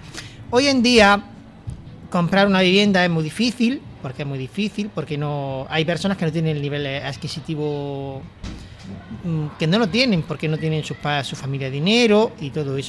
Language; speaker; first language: Spanish; native; Spanish